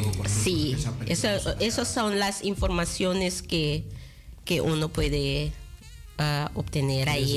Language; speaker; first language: Spanish; non-native, local second language; Dutch